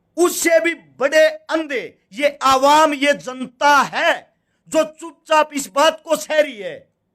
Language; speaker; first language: Hindi; native; Hindi